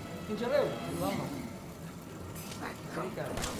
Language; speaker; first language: Italian; native; Italian